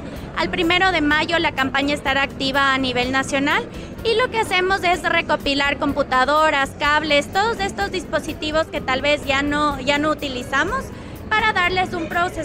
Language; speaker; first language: Spanish; native; Spanish